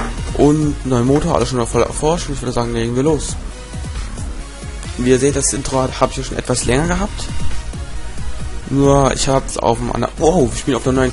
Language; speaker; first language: German; native; German